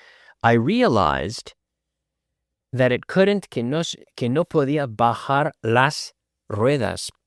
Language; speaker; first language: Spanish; non-native, fluent; English